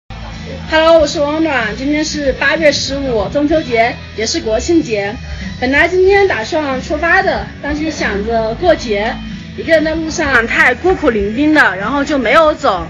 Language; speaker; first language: Chinese; native; Chinese